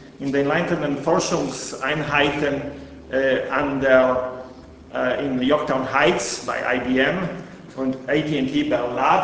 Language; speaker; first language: German; non-native, fluent; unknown